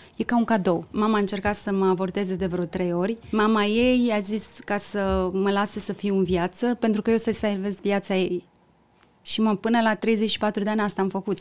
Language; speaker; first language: Romanian; early bilingual, heritage; Romanian